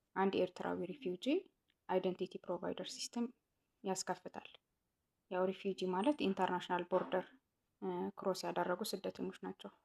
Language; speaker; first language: Amharic; non-native, local second language; Tigrinya